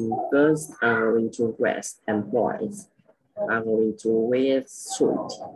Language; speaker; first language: English; non-native, learner; Vietnamese